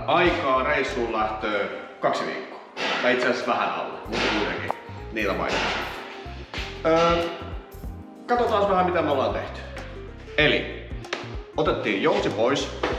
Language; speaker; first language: Finnish; native; Finnish